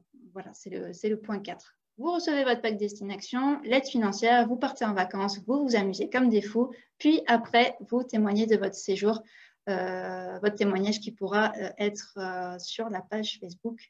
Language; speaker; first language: French; native; French